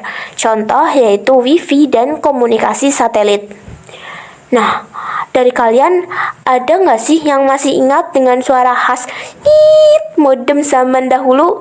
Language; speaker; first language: Indonesian; native; Indonesian